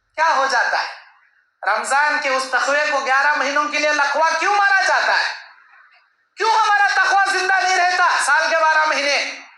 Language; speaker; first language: Urdu; native; Urdu